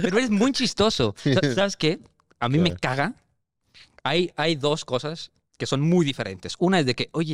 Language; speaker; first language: Spanish; native; Spanish